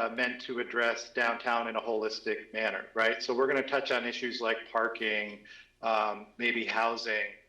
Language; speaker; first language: English; native; English